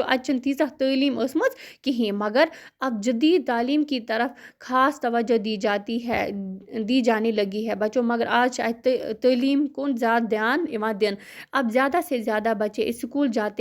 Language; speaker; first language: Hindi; non-native, local second language; Kashmiri